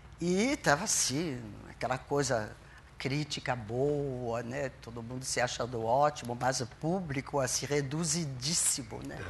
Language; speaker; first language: Portuguese; non-native, fluent; French